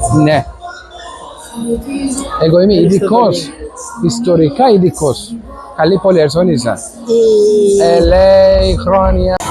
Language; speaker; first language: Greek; non-native, learner; Turkish